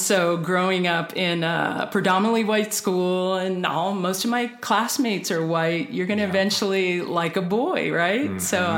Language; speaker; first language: English; native; English